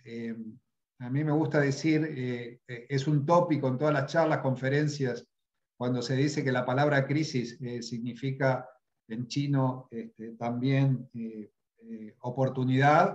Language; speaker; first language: Spanish; native; Spanish